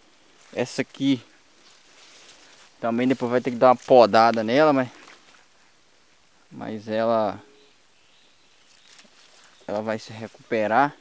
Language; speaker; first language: Portuguese; native; Portuguese